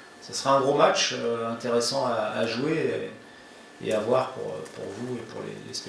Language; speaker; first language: French; native; French